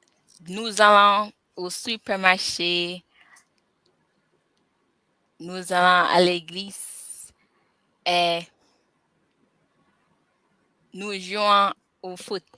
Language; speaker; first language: French; non-native, learner; English